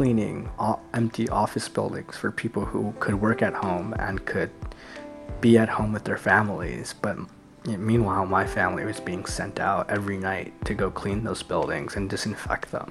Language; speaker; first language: English; native; English